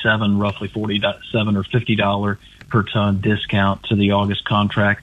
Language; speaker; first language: English; native; English